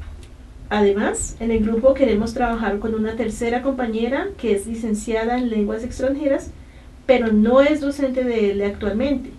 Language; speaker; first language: Spanish; native; Spanish